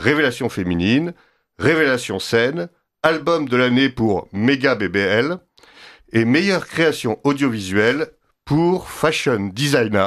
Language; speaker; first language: French; native; French